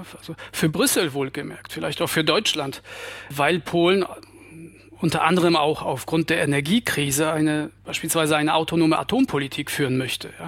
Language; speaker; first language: German; non-native, fluent; Polish